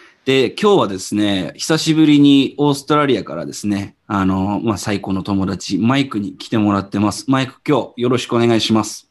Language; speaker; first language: Japanese; native; Japanese